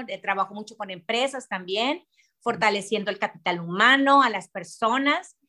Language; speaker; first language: Spanish; native; Spanish